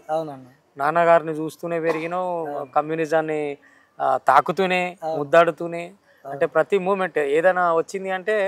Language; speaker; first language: Telugu; native; Telugu